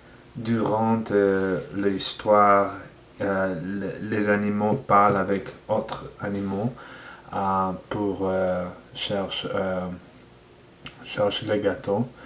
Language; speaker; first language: French; non-native, learner; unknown